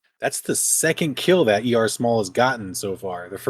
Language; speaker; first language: English; native; English